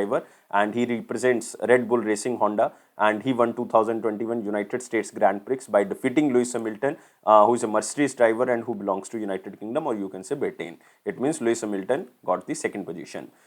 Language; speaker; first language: English; non-native, local second language; Hindi